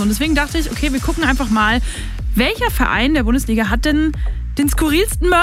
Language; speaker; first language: German; native; German